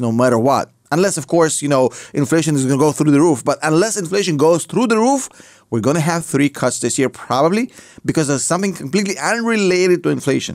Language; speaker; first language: English; native; English